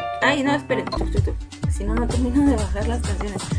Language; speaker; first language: Spanish; native; Spanish